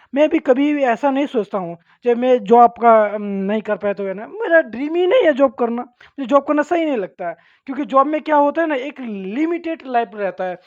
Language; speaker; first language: Hindi; non-native, local second language; Bangla